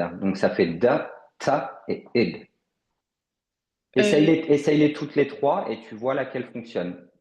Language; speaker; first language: French; native; French